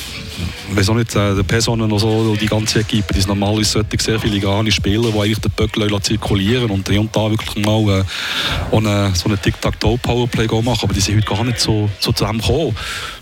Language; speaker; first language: German; native; German